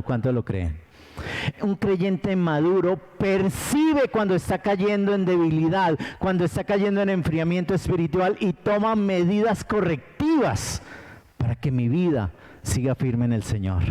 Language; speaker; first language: Spanish; native; Spanish